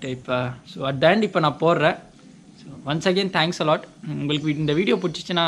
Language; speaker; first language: Tamil; non-native, local second language; Hindi